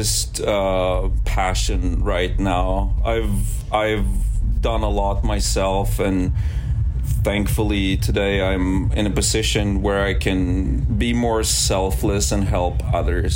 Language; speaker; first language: English; non-native, fluent; Swedish